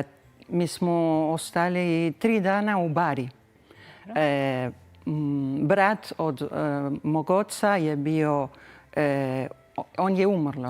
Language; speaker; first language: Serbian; early bilingual, heritage; Spanish